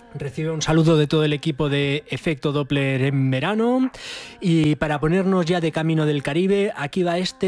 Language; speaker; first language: Spanish; native; Spanish